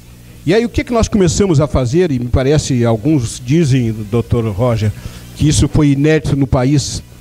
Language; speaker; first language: Portuguese; native; Portuguese